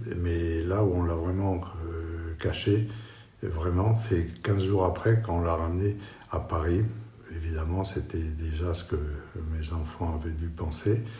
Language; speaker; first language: French; non-native, fluent; Spanish